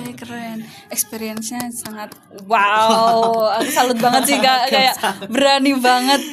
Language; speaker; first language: Indonesian; native; Indonesian